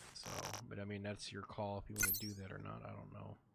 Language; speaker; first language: English; native; English